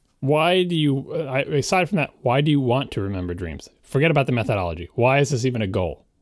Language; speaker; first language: English; native; English